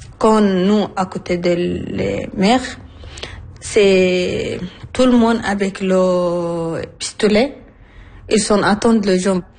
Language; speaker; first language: French; non-native, learner; Arabic